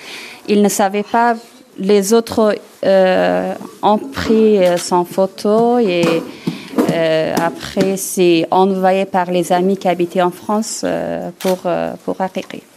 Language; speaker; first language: French; non-native, learner; Persian